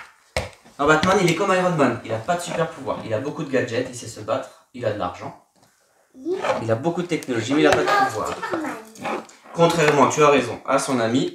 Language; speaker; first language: French; native; French